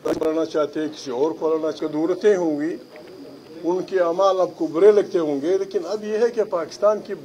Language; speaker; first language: Urdu; non-native, local second language; Pashto